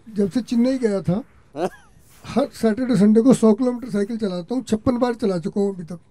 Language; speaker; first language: Hindi; native; Hindi